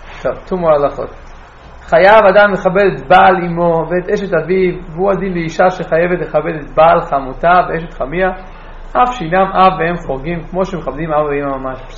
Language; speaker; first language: Hebrew; non-native, fluent; English